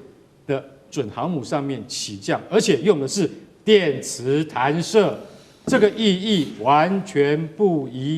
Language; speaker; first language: Chinese; native; Chinese